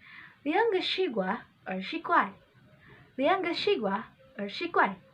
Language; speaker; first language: Chinese; non-native, learner; Indonesian